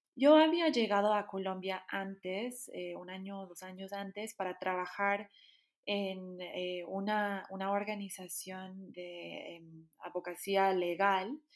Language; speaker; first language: Spanish; non-native, fluent; English